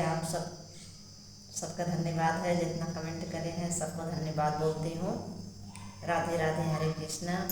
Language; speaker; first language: Hindi; non-native, local second language; Awadhi